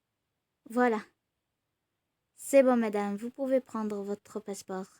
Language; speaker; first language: French; non-native, learner; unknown